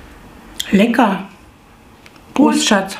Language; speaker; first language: German; native; German